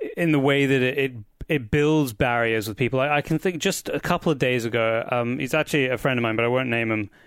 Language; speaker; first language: English; native; English